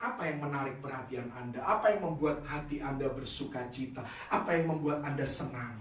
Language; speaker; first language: Indonesian; native; Indonesian